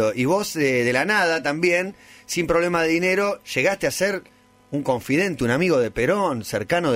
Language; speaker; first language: Spanish; native; Spanish